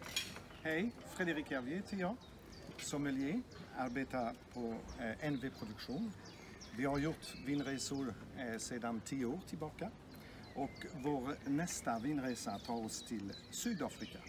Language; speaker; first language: Swedish; non-native, fluent; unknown